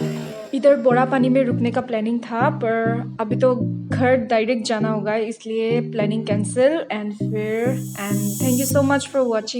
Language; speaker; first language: Hindi; non-native, local second language; Assamese